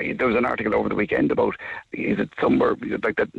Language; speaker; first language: English; native; English